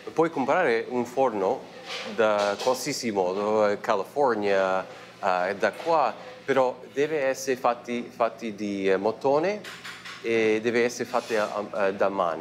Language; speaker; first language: Italian; early bilingual, heritage; Italian